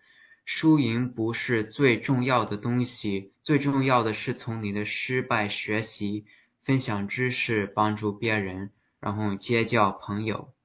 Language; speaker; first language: Chinese; early bilingual, heritage; Chinese